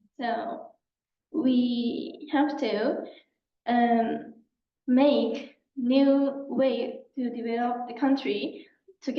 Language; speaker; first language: English; non-native, learner; Japanese